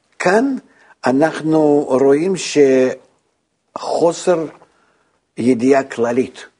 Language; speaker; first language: Hebrew; native; Hebrew